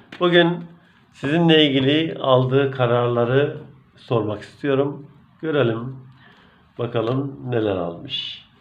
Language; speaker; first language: Turkish; native; Turkish